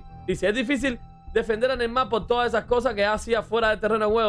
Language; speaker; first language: Spanish; native; Spanish